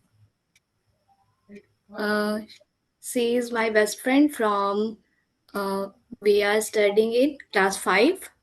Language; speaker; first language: English; non-native, learner; Hindi